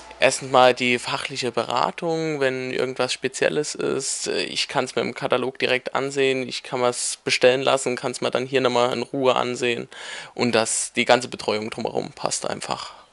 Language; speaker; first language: German; native; German